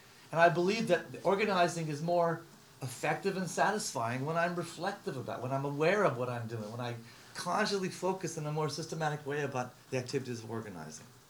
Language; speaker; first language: English; native; English